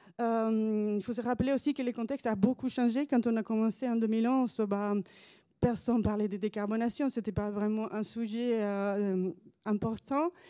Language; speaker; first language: French; non-native, fluent; Spanish